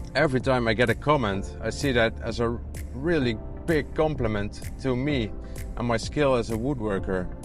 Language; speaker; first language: English; non-native, fluent; Dutch